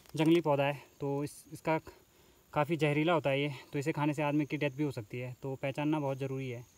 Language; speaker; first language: Hindi; native; Hindi